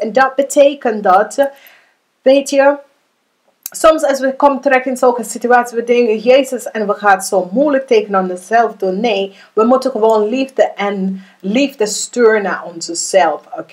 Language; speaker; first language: Dutch; non-native, learner; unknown